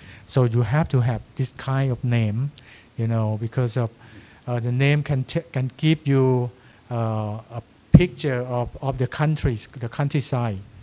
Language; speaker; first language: English; non-native, fluent; Thai